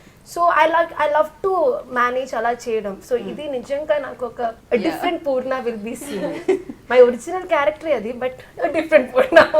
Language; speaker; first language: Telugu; non-native, learner; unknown